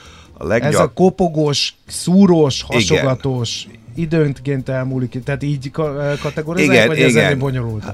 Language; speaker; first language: Hungarian; native; Hungarian